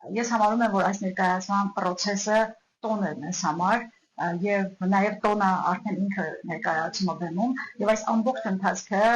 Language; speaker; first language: Armenian; native; Armenian